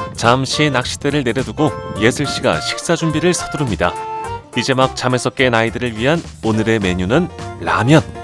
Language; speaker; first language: Korean; native; Korean